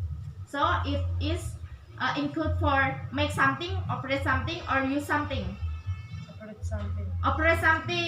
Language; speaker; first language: English; non-native, learner; Indonesian